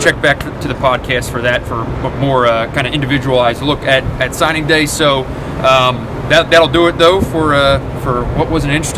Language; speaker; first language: English; native; English